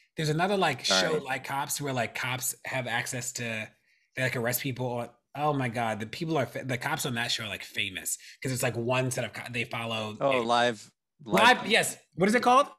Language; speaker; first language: English; native; English